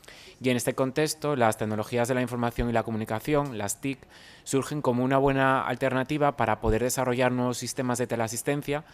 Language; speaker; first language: Spanish; native; Spanish